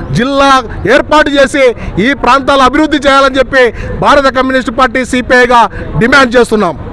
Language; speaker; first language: Telugu; native; Telugu